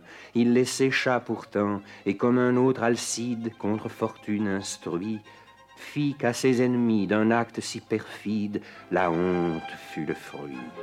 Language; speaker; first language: French; native; French